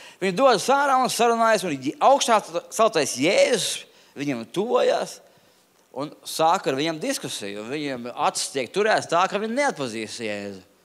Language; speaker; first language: Latvian; non-native, local second language; Russian